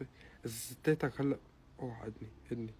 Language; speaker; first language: Arabic; native; Arabic